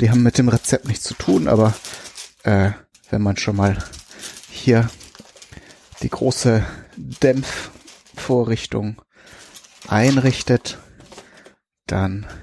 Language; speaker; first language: German; native; German